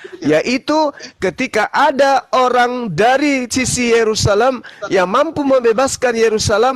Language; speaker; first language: Indonesian; native; Indonesian